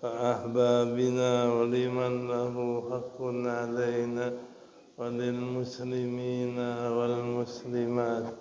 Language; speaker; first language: Arabic; non-native, fluent; Indonesian